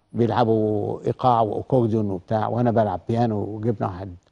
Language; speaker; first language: Arabic; native; Arabic